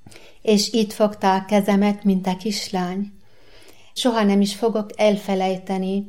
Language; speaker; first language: Hungarian; non-native, learner; Arabic